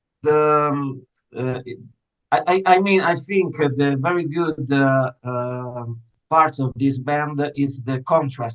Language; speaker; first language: English; non-native, fluent; Italian